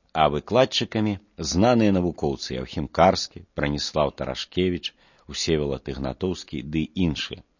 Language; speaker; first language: Belarusian; non-native, local second language; Russian